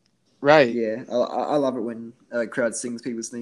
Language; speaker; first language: English; native; English